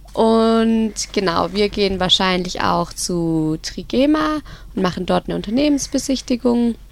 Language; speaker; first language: German; native; German